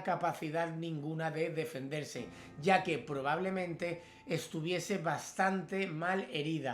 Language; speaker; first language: Spanish; native; Spanish